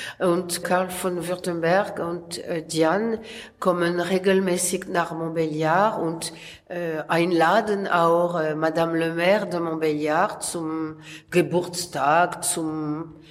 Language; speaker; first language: German; non-native, learner; French